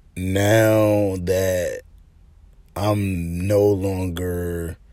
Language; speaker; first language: English; native; English